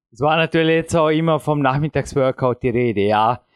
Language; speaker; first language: German; native; German